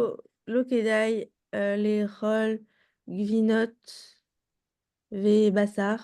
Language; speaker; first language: Hebrew; non-native, learner; French